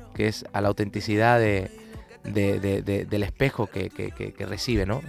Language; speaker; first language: Spanish; native; Spanish